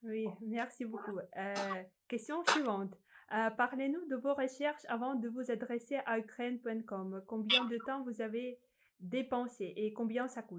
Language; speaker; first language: French; non-native, fluent; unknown